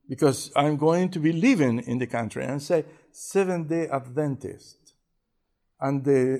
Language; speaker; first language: English; non-native, fluent; Spanish